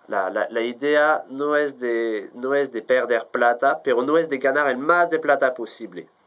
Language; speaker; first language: Spanish; non-native, fluent; French